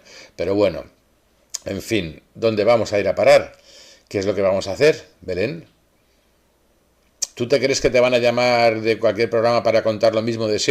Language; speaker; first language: Spanish; native; Spanish